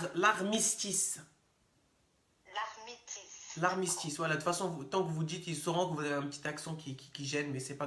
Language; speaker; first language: French; native; French